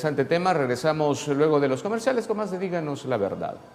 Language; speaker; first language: Spanish; native; Spanish